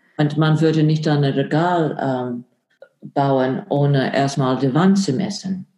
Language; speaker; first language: German; non-native, fluent; English